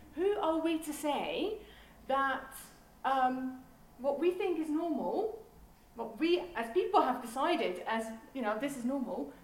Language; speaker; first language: English; non-native, fluent; Dutch